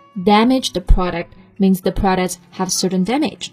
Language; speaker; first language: English; non-native, fluent; Chinese